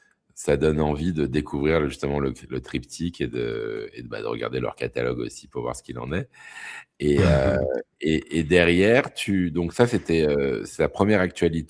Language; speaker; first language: French; native; French